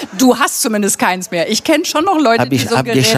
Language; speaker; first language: German; native; German